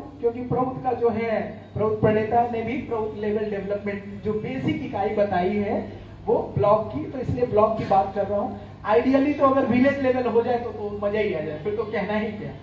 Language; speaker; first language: Hindi; native; Hindi